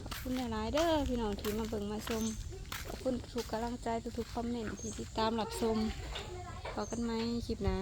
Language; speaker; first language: Thai; non-native, local second language; Northeastern Thai